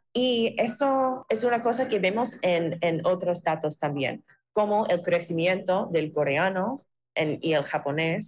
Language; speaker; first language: Spanish; non-native, fluent; English